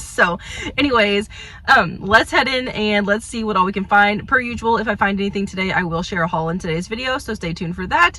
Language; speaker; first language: English; native; English